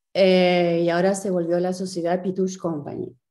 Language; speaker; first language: Spanish; native; Spanish